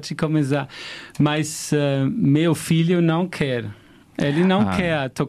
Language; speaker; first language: Portuguese; non-native, fluent; German